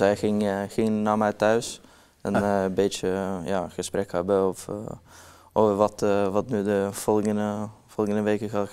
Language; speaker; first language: Dutch; non-native, learner; Norwegian